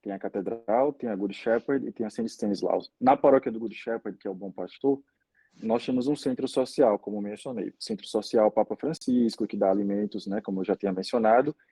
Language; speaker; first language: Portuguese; native; Portuguese